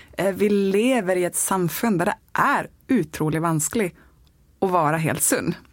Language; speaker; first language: Swedish; native; Swedish